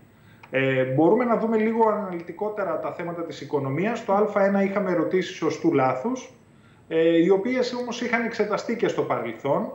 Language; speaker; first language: Greek; native; Greek